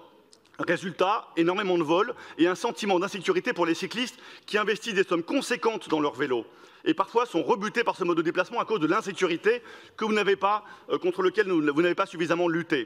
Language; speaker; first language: French; native; French